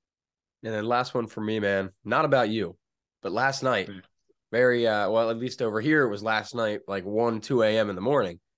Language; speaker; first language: English; native; English